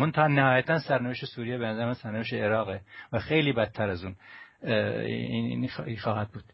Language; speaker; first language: Persian; non-native, local second language; Central Kurdish